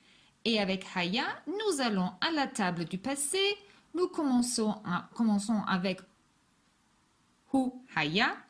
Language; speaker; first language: French; non-native, fluent; Hebrew